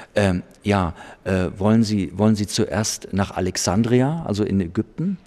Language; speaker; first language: German; native; German